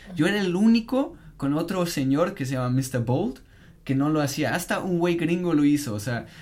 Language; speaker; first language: Spanish; non-native, fluent; German